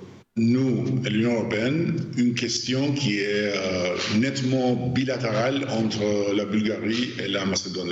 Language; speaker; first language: French; non-native, fluent; Albanian